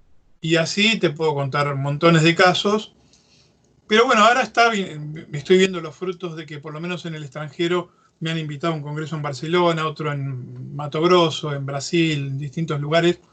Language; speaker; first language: Spanish; native; Spanish